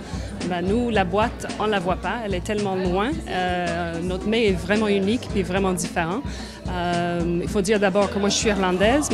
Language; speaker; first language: French; native; French